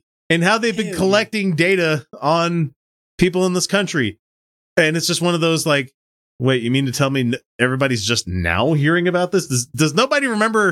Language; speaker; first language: English; native; English